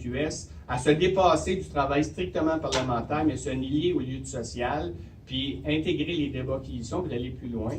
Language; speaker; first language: French; native; French